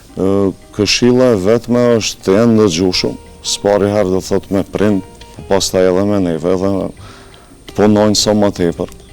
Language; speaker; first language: Albanian; native; Albanian